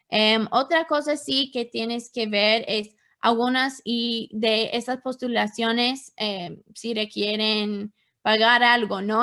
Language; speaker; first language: Spanish; non-native, fluent; English